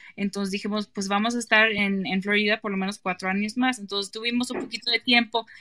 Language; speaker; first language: Spanish; non-native, fluent; English